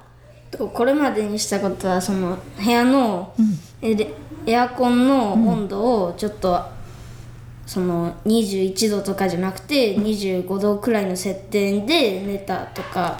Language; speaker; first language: Japanese; native; Japanese